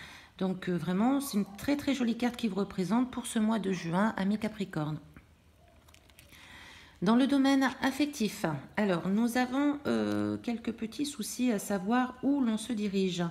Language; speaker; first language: French; native; French